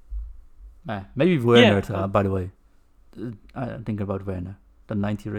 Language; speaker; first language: English; non-native, fluent; Dutch